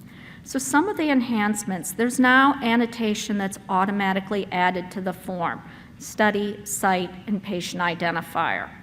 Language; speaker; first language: English; native; English